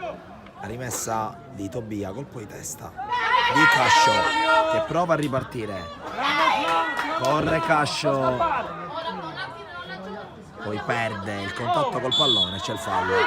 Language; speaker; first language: Italian; native; Italian